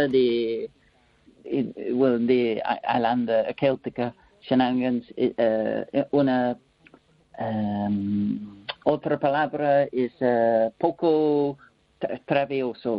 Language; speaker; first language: Spanish; non-native, learner; English